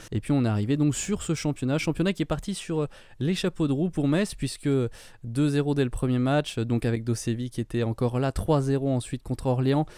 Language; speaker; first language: French; native; French